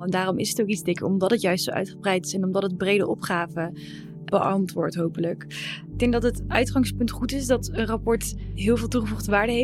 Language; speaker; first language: Dutch; native; Dutch